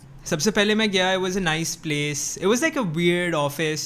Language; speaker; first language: Urdu; early bilingual, heritage; Urdu